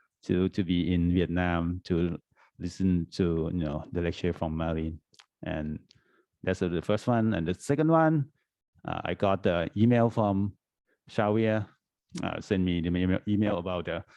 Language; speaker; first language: English; non-native, fluent; Thai